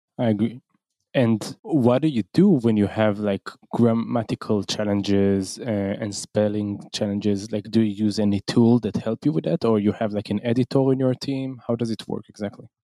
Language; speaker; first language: English; non-native, fluent; Hebrew